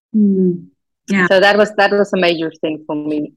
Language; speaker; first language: English; non-native, local second language; Afrikaans